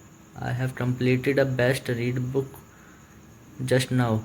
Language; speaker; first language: English; non-native, learner; Hindi